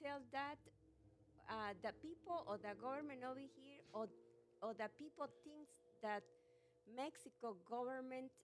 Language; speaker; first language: English; non-native, learner; Spanish